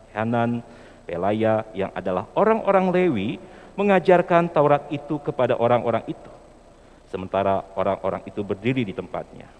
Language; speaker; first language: Indonesian; native; Indonesian